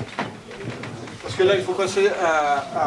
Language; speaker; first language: French; native; French